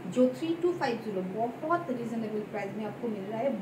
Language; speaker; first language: Hindi; non-native, local second language; Bangla